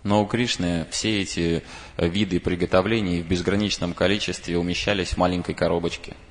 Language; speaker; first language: Russian; native; Russian